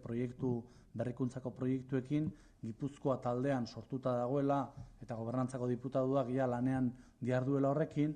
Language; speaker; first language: Basque; native; Basque